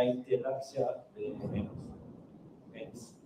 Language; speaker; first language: Spanish; non-native, fluent; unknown